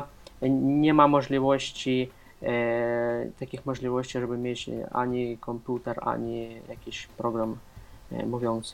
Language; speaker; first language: Polish; non-native, fluent; Russian